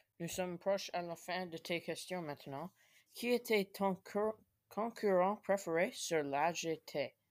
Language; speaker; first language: French; non-native, learner; English